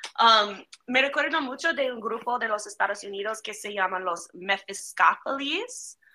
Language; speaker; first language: Spanish; non-native, learner; English